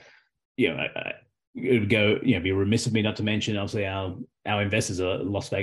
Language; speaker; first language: English; native; English